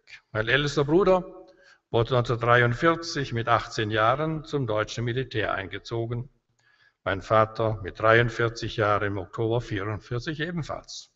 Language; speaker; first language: German; native; German